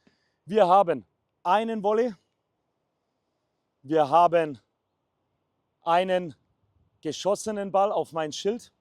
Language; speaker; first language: German; native; German